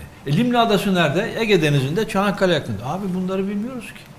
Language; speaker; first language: Turkish; native; Turkish